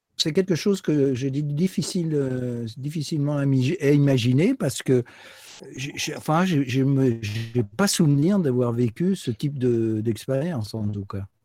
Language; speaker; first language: French; native; French